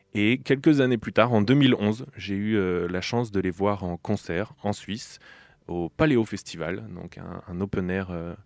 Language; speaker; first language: French; native; French